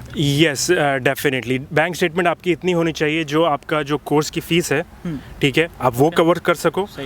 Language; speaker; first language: Hindi; early bilingual, heritage; Hindi